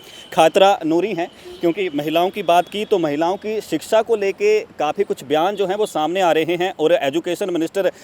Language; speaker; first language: Hindi; native; Hindi